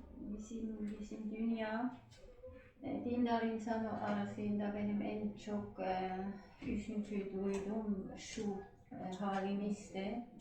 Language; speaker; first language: Turkish; non-native, learner; German